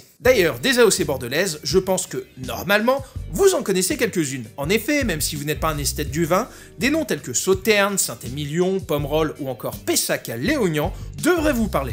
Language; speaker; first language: French; native; French